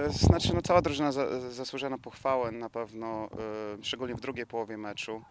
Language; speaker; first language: Polish; native; Polish